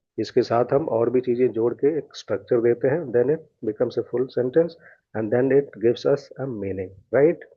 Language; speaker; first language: Hindi; native; Hindi